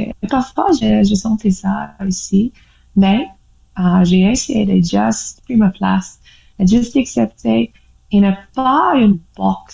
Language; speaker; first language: French; non-native, learner; English